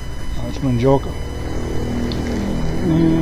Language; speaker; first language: Portuguese; non-native, learner; English